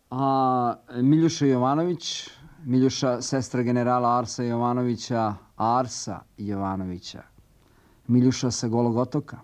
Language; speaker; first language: Serbian; native; Serbian